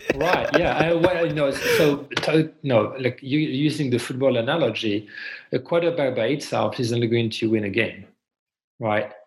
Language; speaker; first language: English; non-native, fluent; French